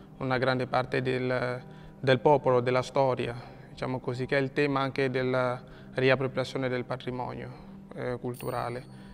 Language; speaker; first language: Italian; non-native, fluent; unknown